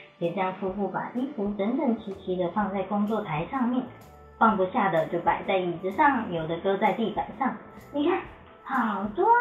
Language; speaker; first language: Chinese; native; Chinese